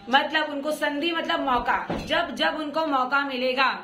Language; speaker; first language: Hindi; non-native, local second language; Marathi